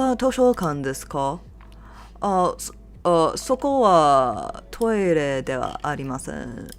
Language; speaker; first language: Japanese; non-native, learner; English